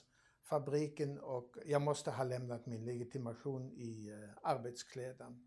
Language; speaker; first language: Swedish; non-native, fluent; German